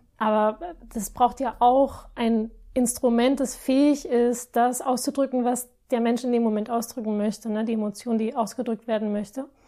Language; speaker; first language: German; non-native, fluent; Spanish